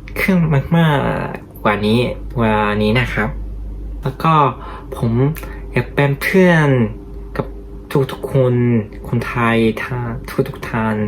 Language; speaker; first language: Thai; non-native, learner; Japanese